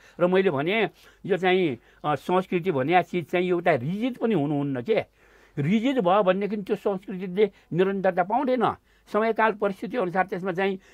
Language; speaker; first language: Nepali; non-native, local second language; Newari